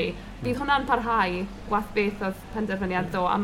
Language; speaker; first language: Welsh; native; Welsh